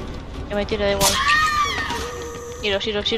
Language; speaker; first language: Spanish; native; Spanish